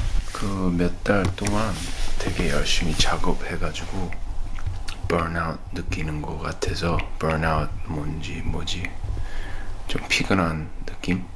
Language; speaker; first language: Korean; early bilingual, heritage; Korean